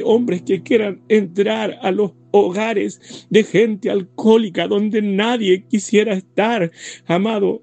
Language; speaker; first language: Spanish; native; Spanish